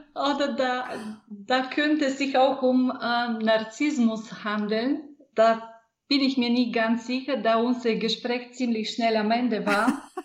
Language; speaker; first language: German; non-native, fluent; Bulgarian